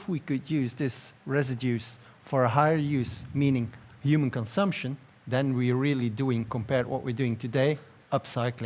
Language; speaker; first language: English; non-native, fluent; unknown